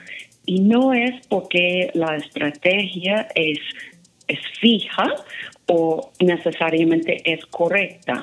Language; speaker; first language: Spanish; non-native, fluent; English